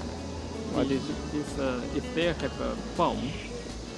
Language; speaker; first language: English; non-native, local second language; Chinese